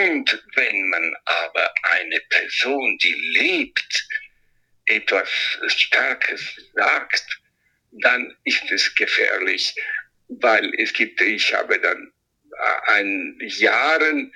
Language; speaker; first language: German; non-native, fluent; Italian